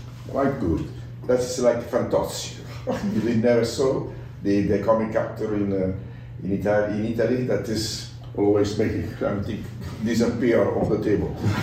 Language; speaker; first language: English; non-native, learner; Italian